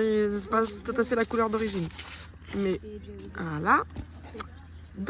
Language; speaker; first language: French; native; French